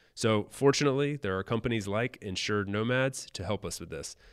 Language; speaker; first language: English; native; English